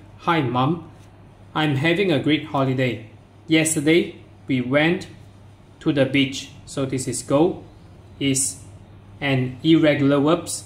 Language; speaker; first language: English; non-native, local second language; Chinese